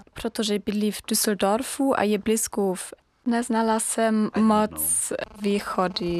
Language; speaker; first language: Czech; non-native, learner; German